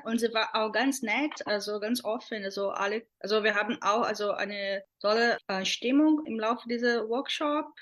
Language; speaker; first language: German; non-native, fluent; Portuguese